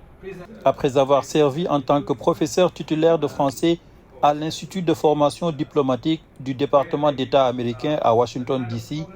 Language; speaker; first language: French; native; French